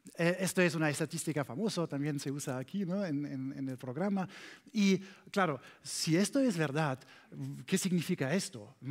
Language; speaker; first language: Spanish; non-native, learner; German